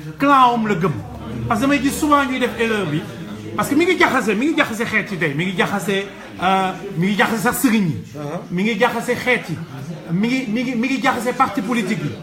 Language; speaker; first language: Wolof; non-native, local second language; Fula